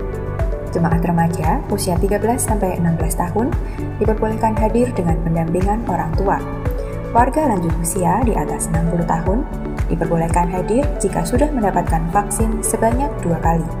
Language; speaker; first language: Indonesian; native; Indonesian